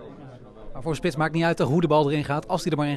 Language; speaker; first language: Dutch; native; Dutch